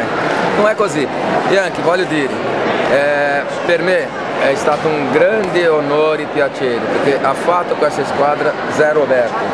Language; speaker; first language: Italian; non-native, fluent; Portuguese